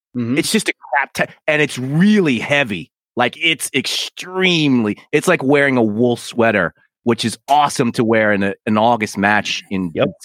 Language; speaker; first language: English; native; English